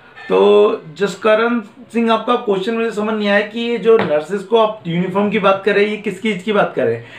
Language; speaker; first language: Hindi; native; Hindi